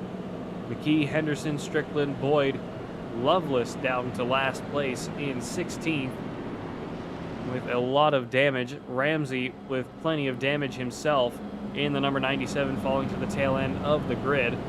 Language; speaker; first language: English; native; English